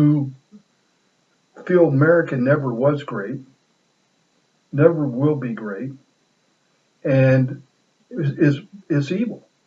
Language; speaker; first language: English; native; English